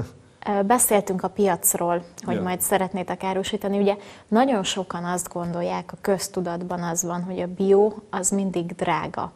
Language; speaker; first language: Hungarian; native; Hungarian